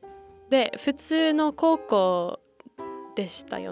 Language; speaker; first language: Japanese; non-native, fluent; English